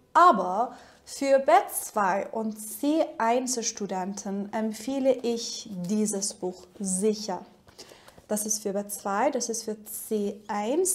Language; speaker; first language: German; non-native, fluent; Persian